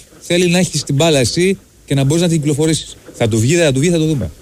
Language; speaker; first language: Greek; native; Greek